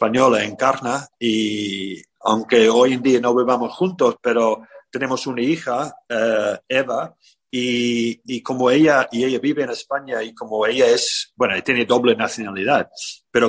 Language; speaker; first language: Spanish; non-native, fluent; English